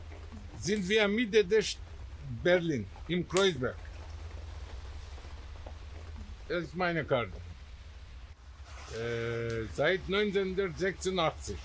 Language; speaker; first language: German; non-native, learner; Turkish